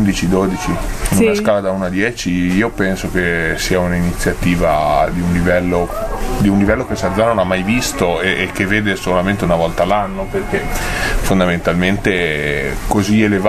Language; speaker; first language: Italian; native; Italian